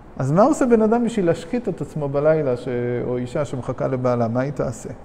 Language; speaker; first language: Hebrew; non-native, fluent; English